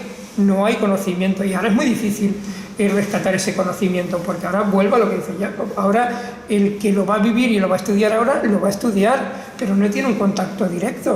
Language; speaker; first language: Spanish; native; Spanish